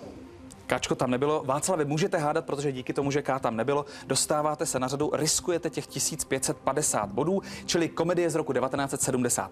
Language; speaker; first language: Czech; native; Czech